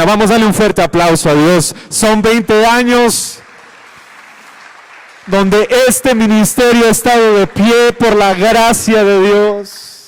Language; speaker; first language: Spanish; native; Spanish